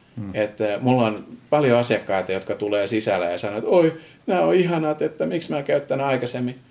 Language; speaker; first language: Finnish; non-native, fluent; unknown